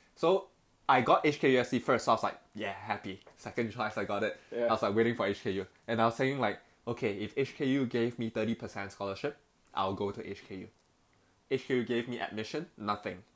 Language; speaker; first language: English; non-native, local second language; Cantonese